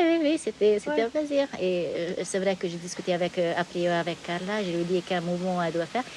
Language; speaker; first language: French; non-native, fluent; Hungarian